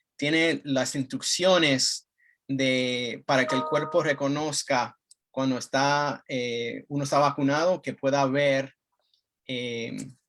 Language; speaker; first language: Spanish; early bilingual, heritage; Spanish